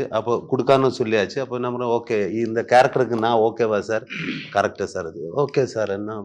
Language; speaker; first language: Tamil; non-native, learner; Malayalam